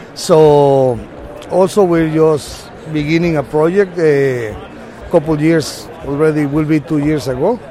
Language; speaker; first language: English; non-native, fluent; Spanish